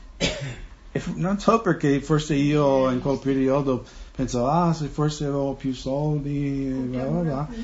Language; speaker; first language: Italian; non-native, fluent; English